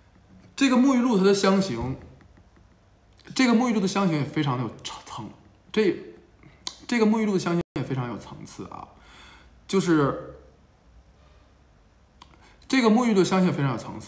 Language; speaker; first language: Chinese; native; Chinese